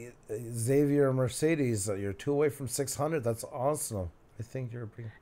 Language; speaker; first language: English; native; English